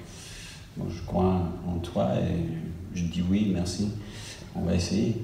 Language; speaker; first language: French; non-native, fluent; English